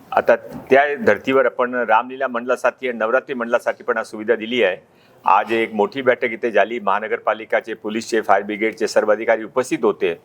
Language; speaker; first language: Marathi; non-native, local second language; Hindi